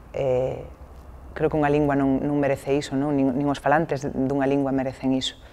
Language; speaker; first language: Galician; non-native, local second language; Spanish